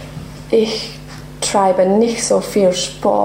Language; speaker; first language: German; non-native, learner; English